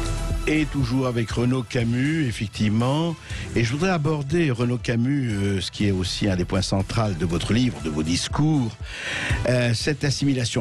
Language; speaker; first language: French; native; French